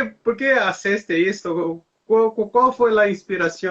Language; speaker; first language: Spanish; non-native, learner; Portuguese